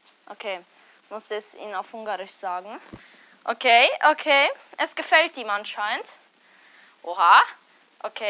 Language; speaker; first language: German; early bilingual, other home language; Hungarian